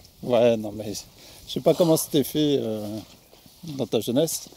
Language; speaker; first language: French; native; French